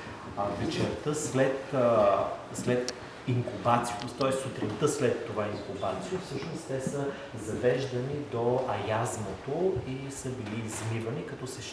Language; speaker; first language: Bulgarian; native; Bulgarian